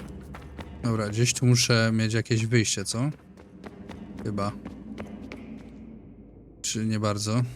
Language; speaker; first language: Polish; native; Polish